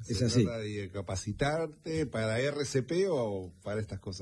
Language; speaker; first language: Spanish; native; Spanish